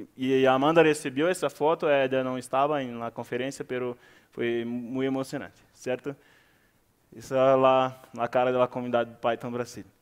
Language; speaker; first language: Portuguese; native; Portuguese